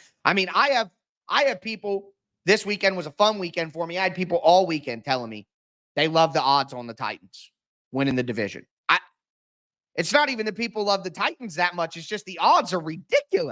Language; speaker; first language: English; native; English